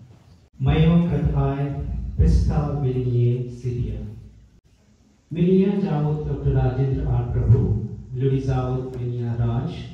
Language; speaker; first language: Russian; non-native, learner; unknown